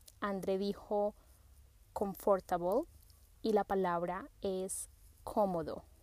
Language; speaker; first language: Spanish; native; Spanish